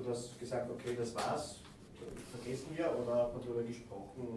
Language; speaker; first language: German; native; German